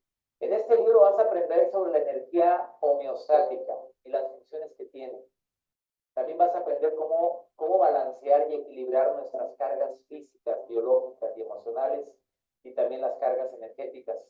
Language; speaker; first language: Spanish; native; Spanish